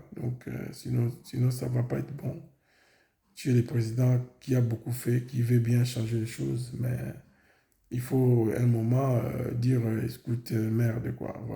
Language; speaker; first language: French; non-native, local second language; Lingala